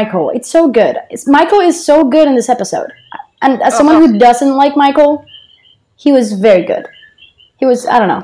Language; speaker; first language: English; non-native, fluent; Spanish